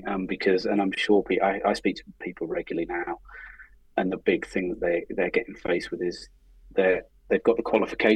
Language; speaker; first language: English; native; English